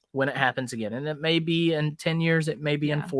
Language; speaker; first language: English; native; English